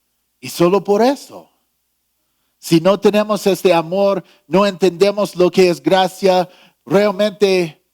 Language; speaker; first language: Spanish; non-native, fluent; English